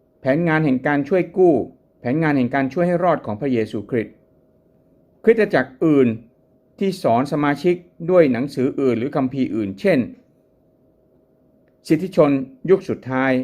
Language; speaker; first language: Thai; native; Thai